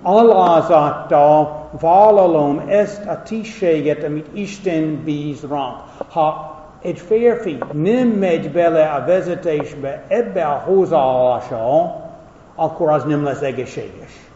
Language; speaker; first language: Hungarian; non-native, fluent; English